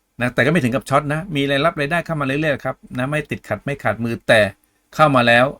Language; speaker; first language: Thai; native; Thai